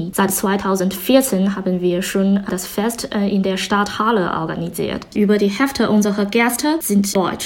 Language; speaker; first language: German; non-native, fluent; Chinese